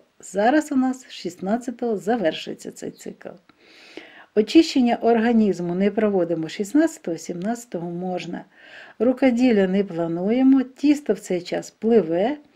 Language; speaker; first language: Ukrainian; non-native, local second language; Russian